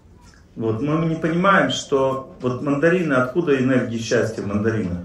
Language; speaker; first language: Russian; native; Russian